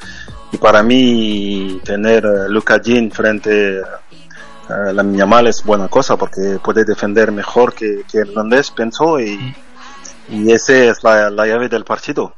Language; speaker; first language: Spanish; non-native, fluent; French